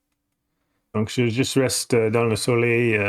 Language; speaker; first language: French; non-native, fluent; English